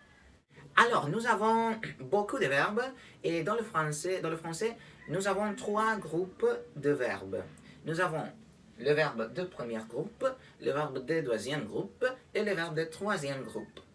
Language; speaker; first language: French; non-native, learner; Spanish